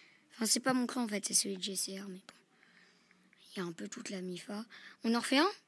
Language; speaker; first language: French; native; French